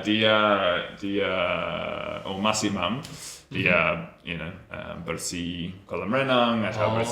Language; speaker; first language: Indonesian; non-native, learner; English